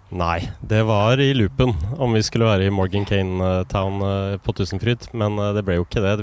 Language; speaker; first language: Norwegian; native; Norwegian